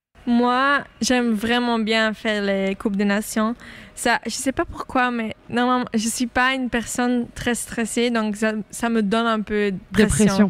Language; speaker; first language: French; non-native, local second language; Dutch